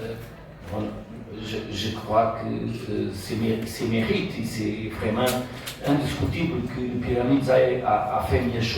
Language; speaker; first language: French; non-native, fluent; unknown